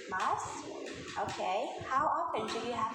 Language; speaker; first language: English; non-native, fluent; Vietnamese